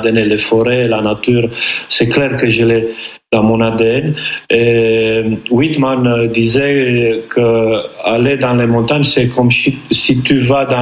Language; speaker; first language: French; non-native, fluent; Romanian